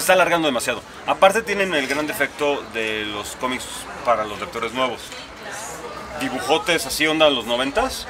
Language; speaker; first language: Spanish; native; Spanish